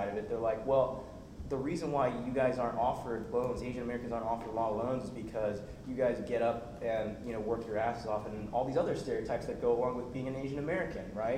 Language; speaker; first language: English; native; English